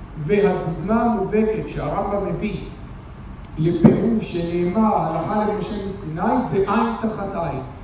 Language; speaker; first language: Hebrew; native; Hebrew